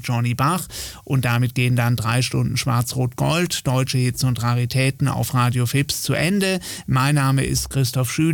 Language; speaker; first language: German; native; German